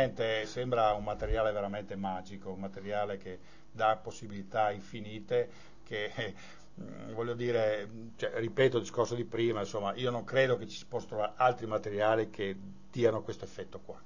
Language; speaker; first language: Italian; native; Italian